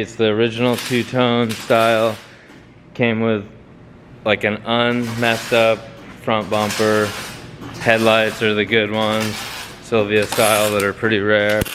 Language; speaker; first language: English; native; English